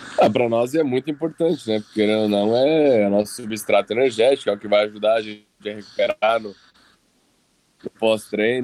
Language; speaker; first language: Portuguese; native; Portuguese